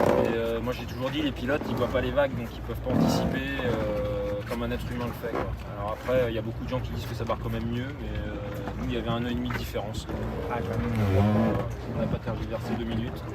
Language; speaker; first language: French; native; French